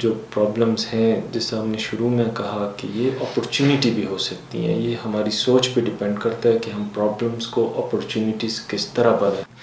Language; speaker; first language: Urdu; non-native, local second language; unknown